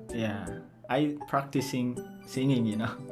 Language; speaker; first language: English; non-native, learner; Indonesian